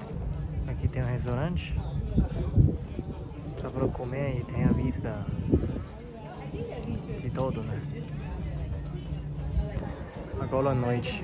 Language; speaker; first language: Portuguese; non-native, fluent; Chinese